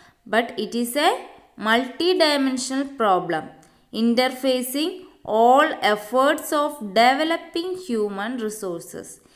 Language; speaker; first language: English; non-native, local second language; Malayalam